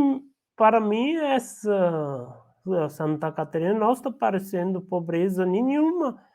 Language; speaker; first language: Portuguese; non-native, learner; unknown